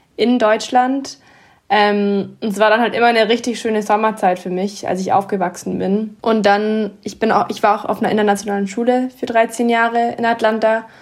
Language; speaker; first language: German; early bilingual, heritage; English